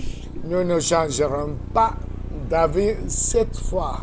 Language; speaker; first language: French; non-native, fluent; Spanish